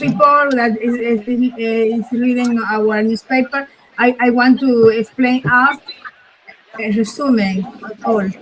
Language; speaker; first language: English; non-native, learner; Spanish